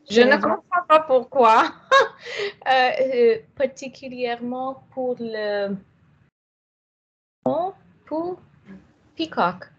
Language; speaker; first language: French; non-native, learner; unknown